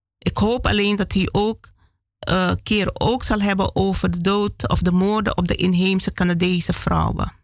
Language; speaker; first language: Dutch; native; Dutch